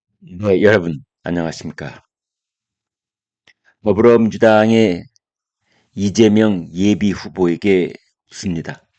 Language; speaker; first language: Korean; native; Korean